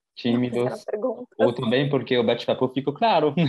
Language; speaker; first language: Portuguese; non-native, fluent; French